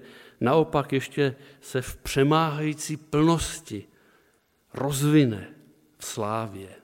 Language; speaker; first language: Czech; native; Czech